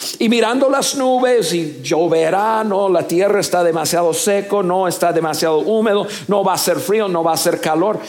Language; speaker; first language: Spanish; non-native, fluent; English